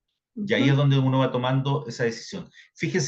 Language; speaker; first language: Spanish; native; Spanish